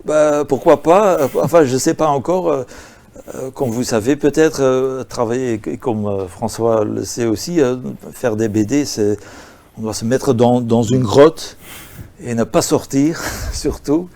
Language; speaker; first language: French; non-native, local second language; Dutch